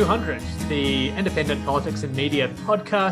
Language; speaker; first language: English; native; English